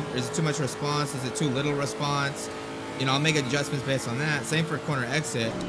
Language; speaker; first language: English; native; English